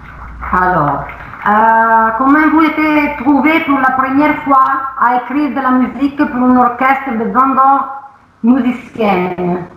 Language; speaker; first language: French; non-native, learner; Italian